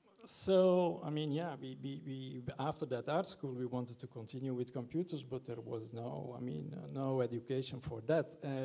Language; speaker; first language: English; non-native, fluent; French